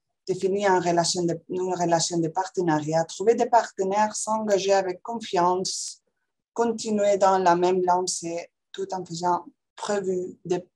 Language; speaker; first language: French; non-native, fluent; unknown